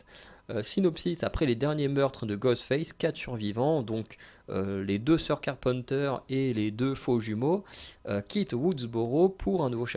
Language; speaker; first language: French; native; French